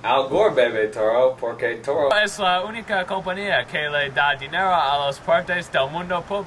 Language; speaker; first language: Spanish; non-native, learner; English